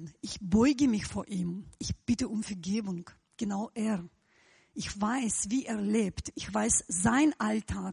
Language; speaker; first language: German; non-native, fluent; Russian